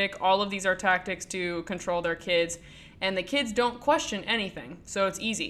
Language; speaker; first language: English; native; English